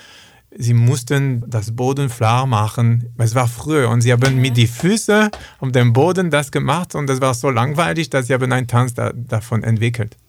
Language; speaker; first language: German; non-native, learner; French